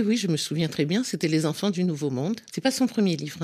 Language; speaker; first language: French; non-native, local second language; Arabic